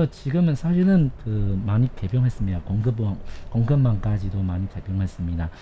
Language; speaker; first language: Korean; non-native, fluent; Chinese